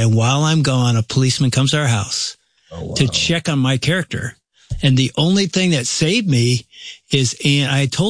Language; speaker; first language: English; native; English